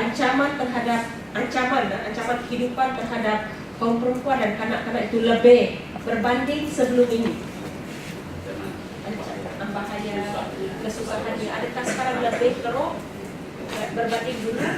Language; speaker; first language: Malay; native; Malay